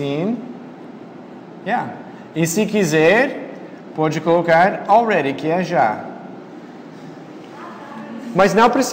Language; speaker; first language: Portuguese; non-native, fluent; English